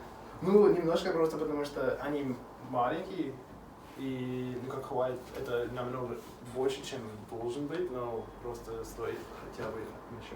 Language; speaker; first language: Russian; non-native, fluent; English